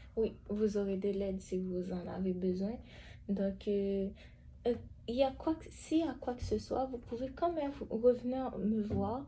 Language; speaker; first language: French; native; French